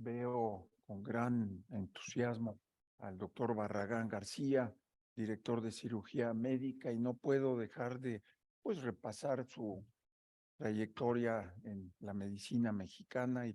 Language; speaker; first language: Spanish; native; Spanish